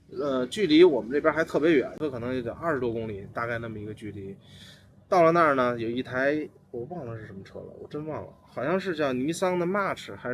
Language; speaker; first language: Chinese; native; Chinese